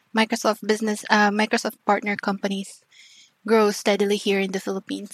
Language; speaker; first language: English; non-native, local second language; Filipino